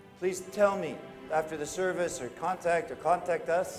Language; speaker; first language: English; native; English